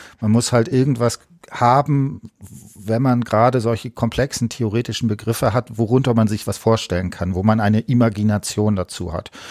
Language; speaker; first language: German; native; German